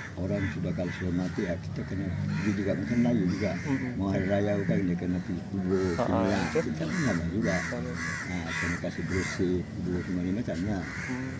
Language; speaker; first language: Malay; non-native, local second language; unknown